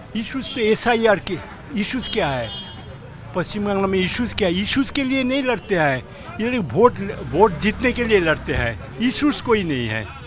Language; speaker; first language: Hindi; non-native, local second language; Bangla